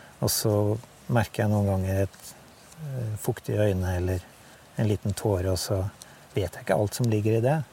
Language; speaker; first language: Norwegian; native; Norwegian